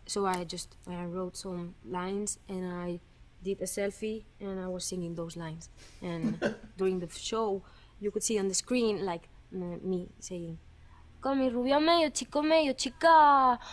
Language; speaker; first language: English; non-native, fluent; Catalan